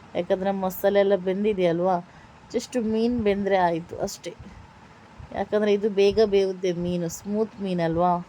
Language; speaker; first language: Kannada; non-native, local second language; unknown